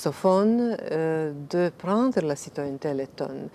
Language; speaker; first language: French; non-native, fluent; Latvian